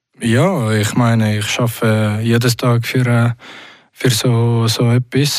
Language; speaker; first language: German; non-native, local second language; French